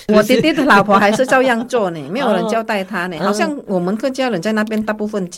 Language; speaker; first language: Chinese; early bilingual, heritage; Hakka Chinese